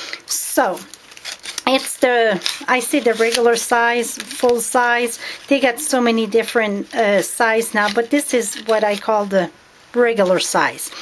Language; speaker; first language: English; non-native, fluent; French